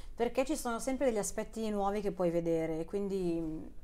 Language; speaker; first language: Italian; native; Italian